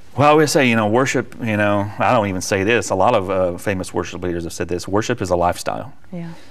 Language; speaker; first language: English; native; English